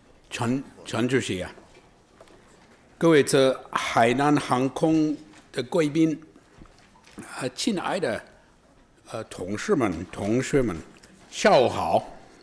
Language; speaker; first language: Chinese; non-native, fluent; English